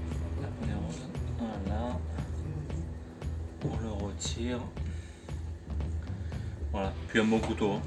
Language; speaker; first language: French; native; French